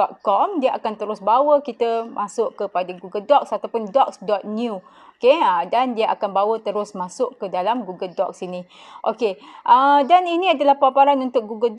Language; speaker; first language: Malay; native; Malay